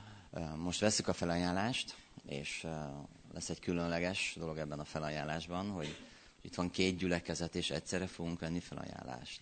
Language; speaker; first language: Hungarian; native; Hungarian